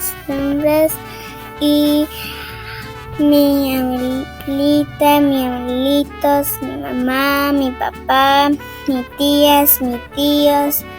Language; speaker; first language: Spanish; early bilingual, other home language; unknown